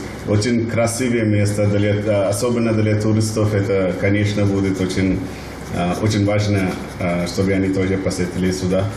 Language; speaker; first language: Russian; non-native, learner; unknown